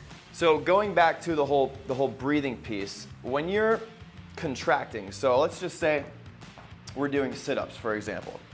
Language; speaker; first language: English; native; English